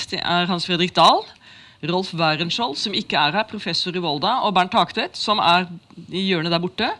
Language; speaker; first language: Norwegian; native; Norwegian